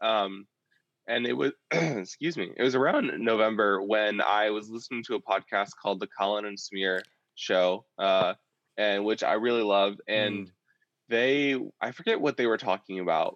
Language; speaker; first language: English; native; English